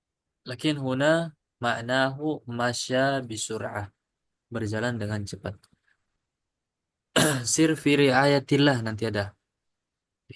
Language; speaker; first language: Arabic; non-native, fluent; Indonesian